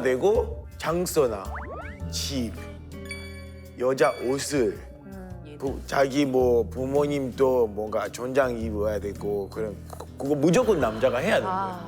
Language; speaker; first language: Korean; non-native, fluent; French